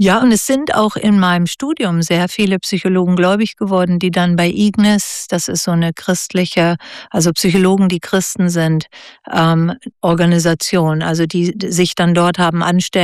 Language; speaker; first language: German; native; German